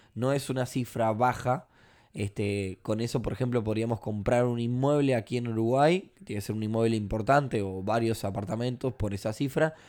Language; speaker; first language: Spanish; native; Spanish